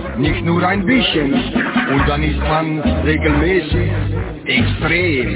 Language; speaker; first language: German; non-native, learner; Dutch